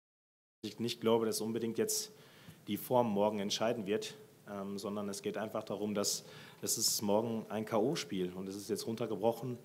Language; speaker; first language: German; native; German